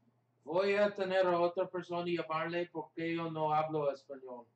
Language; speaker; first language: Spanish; non-native, learner; English